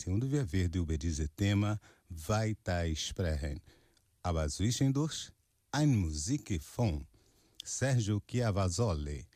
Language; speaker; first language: German; non-native, fluent; Portuguese